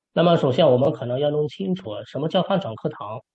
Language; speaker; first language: Chinese; native; Chinese